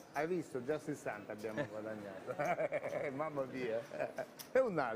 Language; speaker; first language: Italian; non-native, learner; Russian